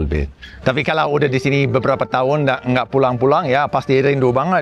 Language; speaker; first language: Indonesian; non-native, fluent; English